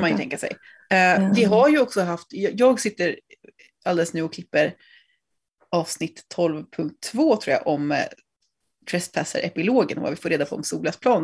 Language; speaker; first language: Swedish; native; Swedish